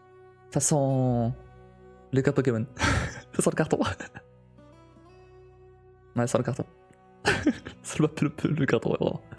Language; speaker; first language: French; native; French